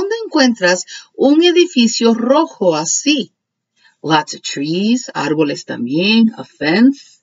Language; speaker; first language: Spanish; early bilingual, heritage; Spanish